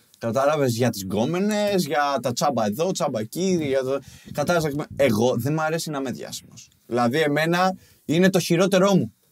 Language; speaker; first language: Greek; early bilingual, other home language; Albanian